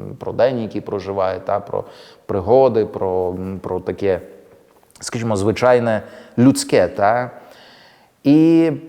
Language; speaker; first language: Ukrainian; native; Ukrainian